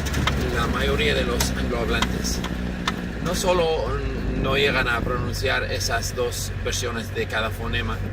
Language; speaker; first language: Spanish; non-native, fluent; English